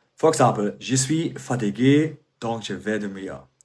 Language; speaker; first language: French; non-native, fluent; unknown